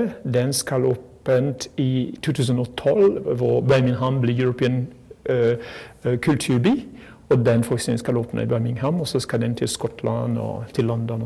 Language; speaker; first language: Norwegian; non-native, fluent; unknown